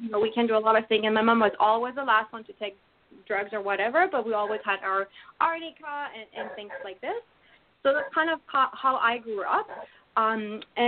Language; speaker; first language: English; non-native, fluent; French